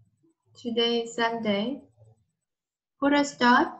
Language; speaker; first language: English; non-native, learner; Vietnamese